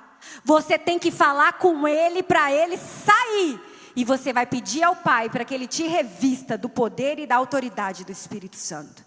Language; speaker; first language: Portuguese; native; Portuguese